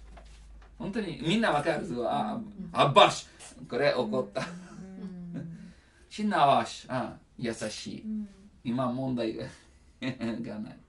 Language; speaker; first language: Japanese; non-native, learner; Italian